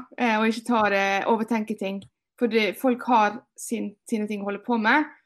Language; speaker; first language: Norwegian; early bilingual, other home language; Portuguese